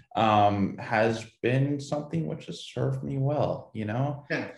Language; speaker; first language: English; native; English